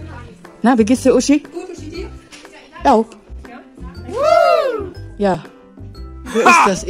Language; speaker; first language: German; non-native, learner; Filipino